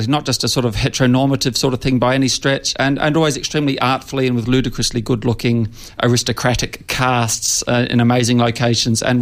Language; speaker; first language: English; native; English